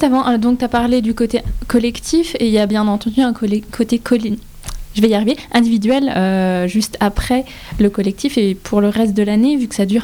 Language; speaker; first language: French; native; French